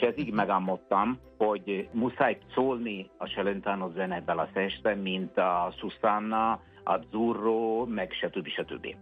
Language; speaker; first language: Hungarian; non-native, fluent; Italian